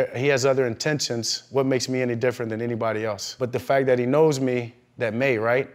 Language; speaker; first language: English; native; English